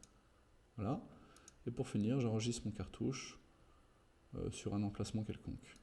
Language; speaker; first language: French; native; French